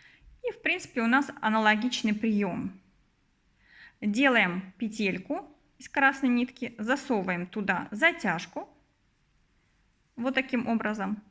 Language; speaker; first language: Russian; native; Russian